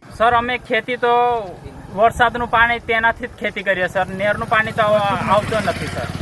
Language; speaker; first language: Gujarati; non-native, local second language; Bhili